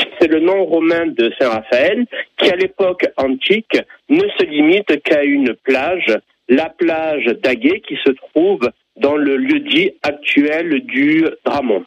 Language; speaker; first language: French; native; French